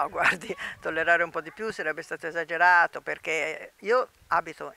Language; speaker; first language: Italian; native; Italian